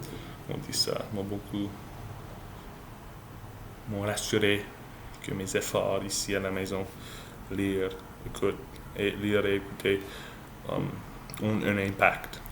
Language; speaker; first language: French; non-native, learner; English